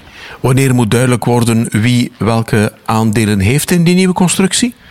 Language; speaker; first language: Dutch; native; Dutch